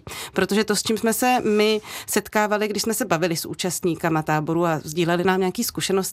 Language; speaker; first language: Czech; native; Czech